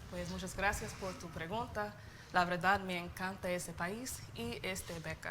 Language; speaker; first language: Spanish; non-native, learner; English